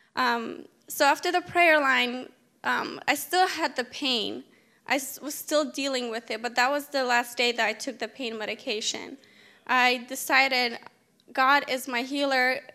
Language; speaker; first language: English; native; English